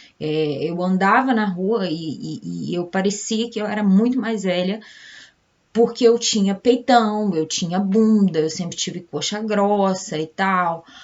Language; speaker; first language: Portuguese; native; Portuguese